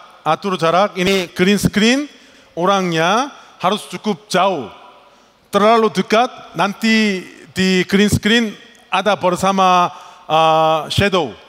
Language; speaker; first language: Indonesian; non-native, learner; Korean